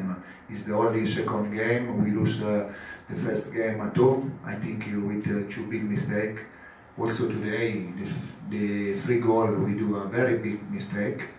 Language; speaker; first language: English; non-native, learner; Italian